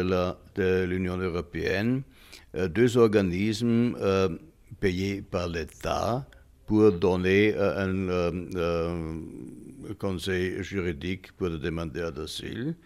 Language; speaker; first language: French; non-native, fluent; German